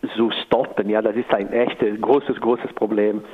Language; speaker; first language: German; non-native, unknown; Portuguese